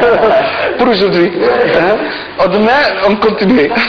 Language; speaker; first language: French; non-native, learner; Turkish